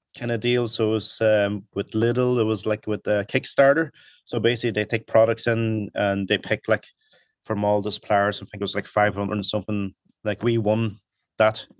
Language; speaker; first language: English; early bilingual, other home language; Cantonese